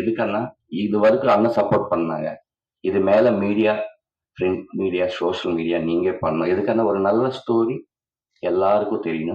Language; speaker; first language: Tamil; non-native, learner; Telugu